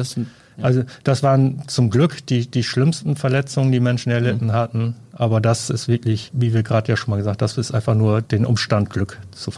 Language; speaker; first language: German; native; German